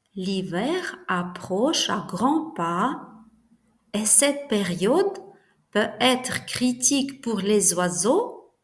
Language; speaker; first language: French; non-native, fluent; Ukrainian